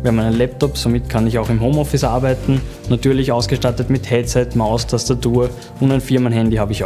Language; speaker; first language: German; native; German